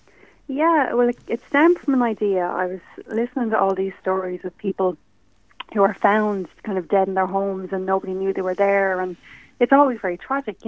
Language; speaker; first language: English; native; English